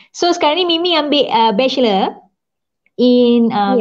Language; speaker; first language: Malay; native; Malay